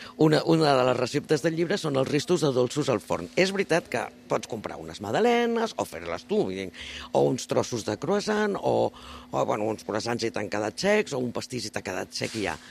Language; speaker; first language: Catalan; native; Catalan